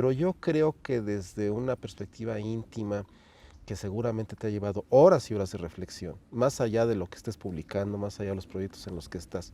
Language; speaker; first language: Spanish; native; Spanish